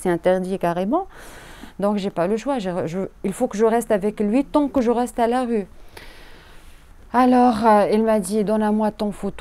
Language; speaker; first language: French; non-native, learner; Arabic